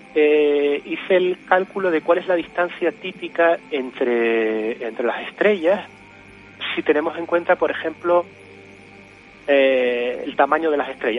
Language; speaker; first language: Spanish; native; Spanish